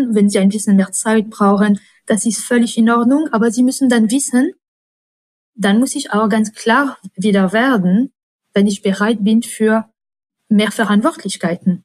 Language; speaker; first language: German; non-native, fluent; French